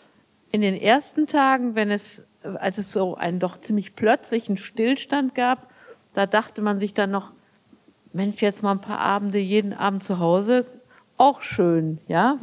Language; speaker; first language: German; native; German